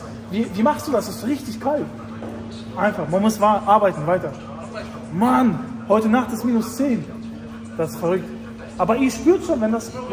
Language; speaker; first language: German; native; German